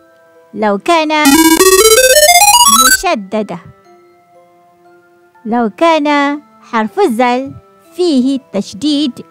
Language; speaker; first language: Arabic; non-native, fluent; Malay